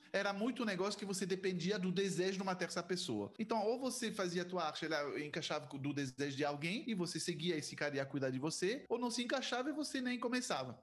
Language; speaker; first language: Portuguese; non-native, fluent; French